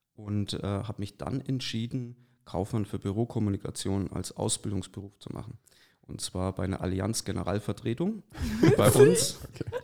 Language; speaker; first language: German; native; German